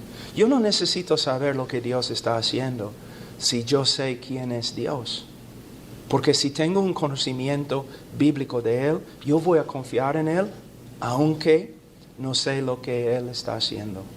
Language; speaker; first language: Spanish; non-native, fluent; English